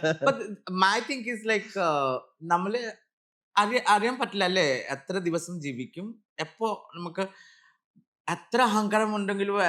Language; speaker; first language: Malayalam; non-native, learner; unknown